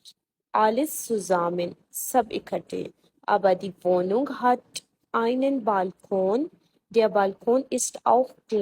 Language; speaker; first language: German; non-native, fluent; Urdu